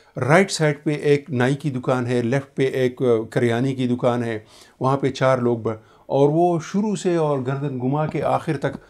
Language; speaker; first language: Urdu; native; Urdu